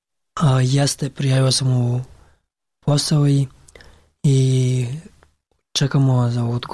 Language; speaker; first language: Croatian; non-native, learner; Pashto